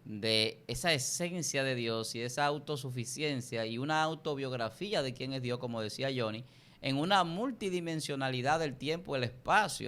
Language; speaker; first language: Spanish; native; Spanish